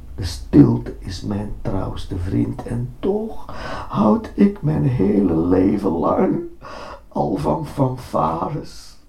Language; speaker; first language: Dutch; native; Dutch